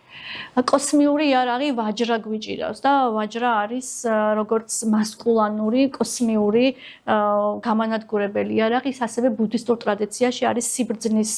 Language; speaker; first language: Georgian; native; Georgian